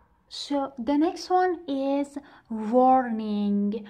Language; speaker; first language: English; non-native, fluent; Persian